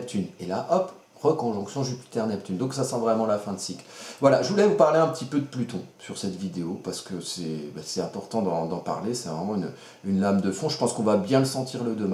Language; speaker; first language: French; native; French